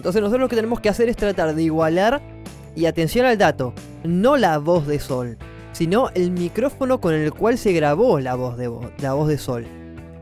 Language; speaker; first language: Spanish; native; Spanish